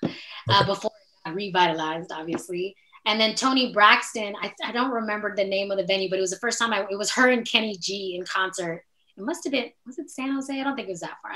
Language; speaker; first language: English; native; English